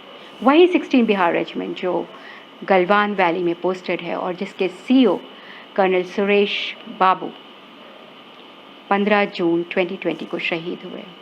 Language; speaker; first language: Hindi; native; Hindi